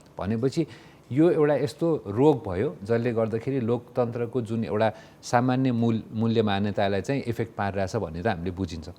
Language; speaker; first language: Nepali; native; Nepali